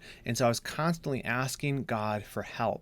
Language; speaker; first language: English; native; English